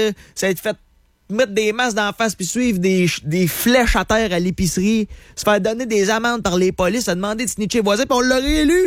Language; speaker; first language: French; native; French